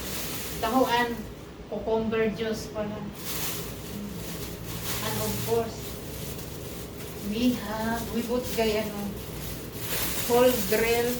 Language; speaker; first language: English; non-native, learner; Filipino